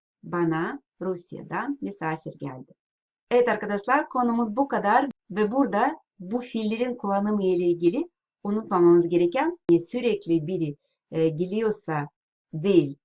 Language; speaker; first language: Turkish; non-native, fluent; Russian